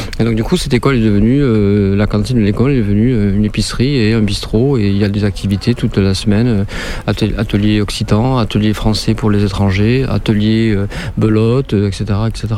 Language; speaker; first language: French; native; French